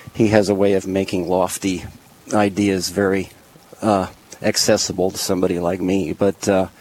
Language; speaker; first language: English; native; English